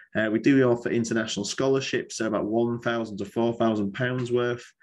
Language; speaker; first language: English; native; English